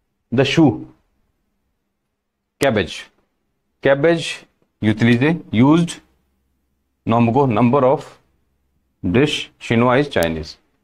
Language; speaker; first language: English; non-native, local second language; Hindi